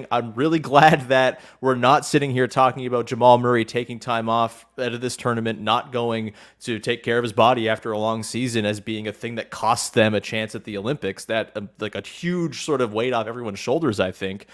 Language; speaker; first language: English; native; English